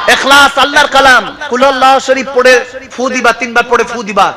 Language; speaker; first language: Bangla; early bilingual, other home language; Arabic